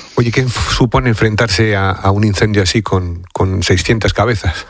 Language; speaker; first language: Spanish; native; Spanish